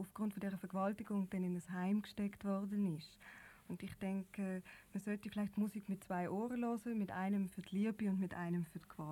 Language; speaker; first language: German; native; German